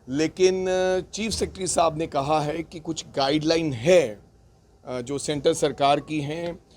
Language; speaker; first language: Hindi; non-native, local second language; Punjabi